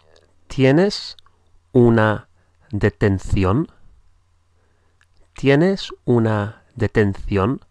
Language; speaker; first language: Spanish; non-native, fluent; English